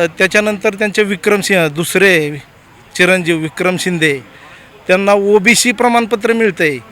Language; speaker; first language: Marathi; native; Marathi